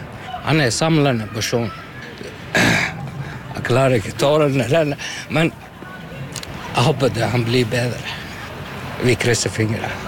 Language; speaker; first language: Norwegian; non-native, learner; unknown